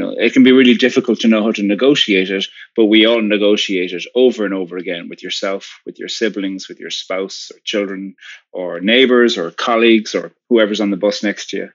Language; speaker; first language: English; native; English